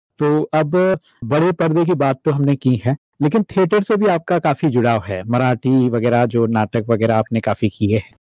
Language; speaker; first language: Hindi; native; Hindi